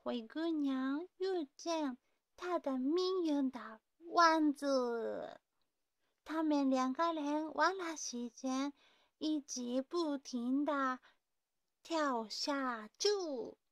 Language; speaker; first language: Chinese; non-native, learner; Japanese